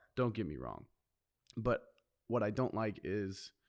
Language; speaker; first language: English; native; English